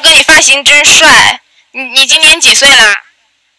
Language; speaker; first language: Chinese; native; Chinese